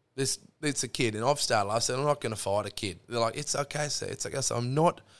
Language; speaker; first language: English; native; English